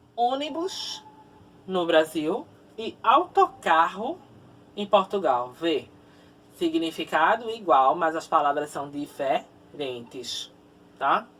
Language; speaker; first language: Portuguese; native; Portuguese